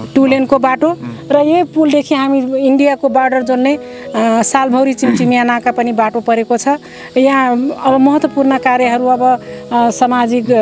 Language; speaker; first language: Nepali; non-native, local second language; Dangaura Tharu